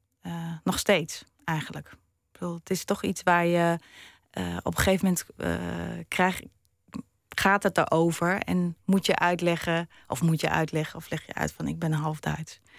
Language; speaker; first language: Dutch; early bilingual, other home language; German